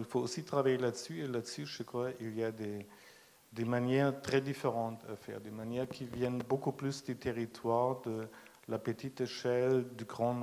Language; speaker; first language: French; non-native, fluent; German